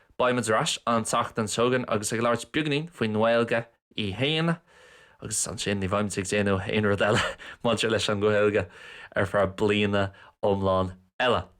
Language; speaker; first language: Irish; non-native, local second language; English